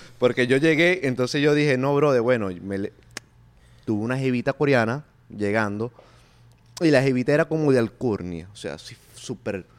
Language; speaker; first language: Spanish; native; Spanish